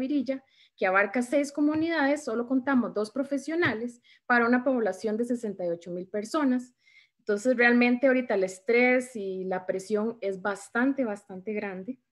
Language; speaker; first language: Spanish; native; Spanish